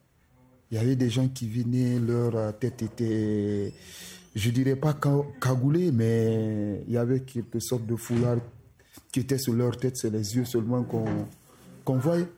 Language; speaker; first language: French; non-native, local second language; Susu